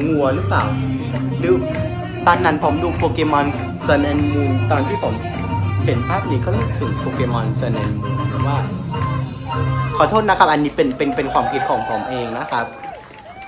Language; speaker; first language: Thai; non-native, fluent; Vietnamese